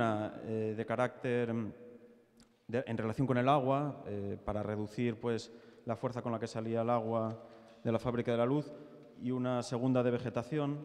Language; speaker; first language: Spanish; native; Spanish